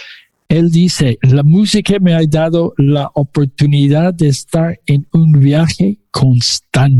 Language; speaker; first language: Spanish; non-native, fluent; English